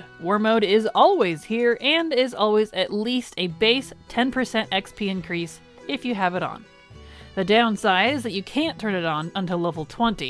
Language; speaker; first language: English; native; English